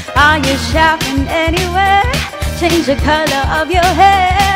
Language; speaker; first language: English; non-native, local second language; Filipino